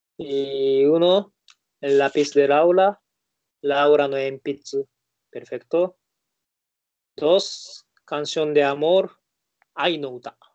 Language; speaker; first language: Spanish; non-native, learner; Japanese